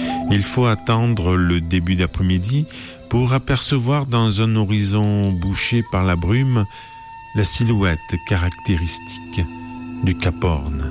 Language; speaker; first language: French; native; French